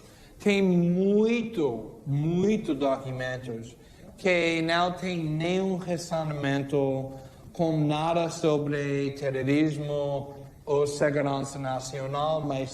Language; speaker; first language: Portuguese; non-native, fluent; English